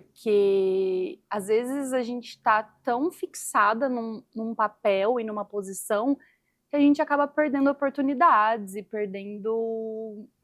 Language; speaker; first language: Portuguese; native; Portuguese